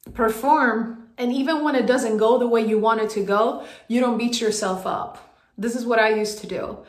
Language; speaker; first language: English; non-native, fluent; Swedish